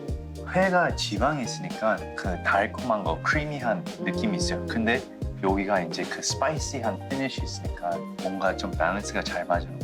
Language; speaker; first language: Korean; early bilingual, heritage; English